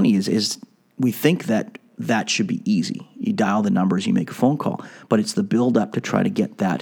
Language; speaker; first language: English; native; English